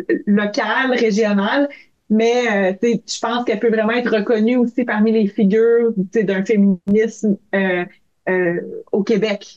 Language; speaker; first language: French; native; French